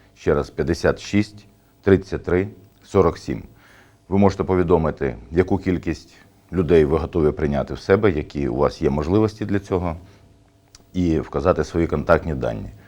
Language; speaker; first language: Ukrainian; native; Ukrainian